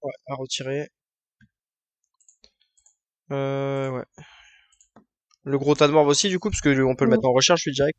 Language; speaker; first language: French; native; French